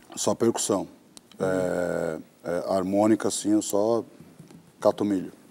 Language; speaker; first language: Portuguese; native; Portuguese